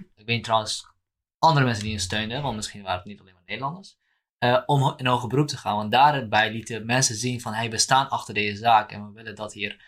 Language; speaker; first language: Dutch; native; Dutch